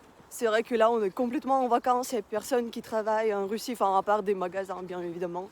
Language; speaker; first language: French; non-native, fluent; Russian